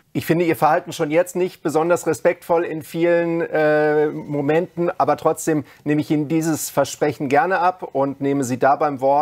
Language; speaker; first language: German; native; German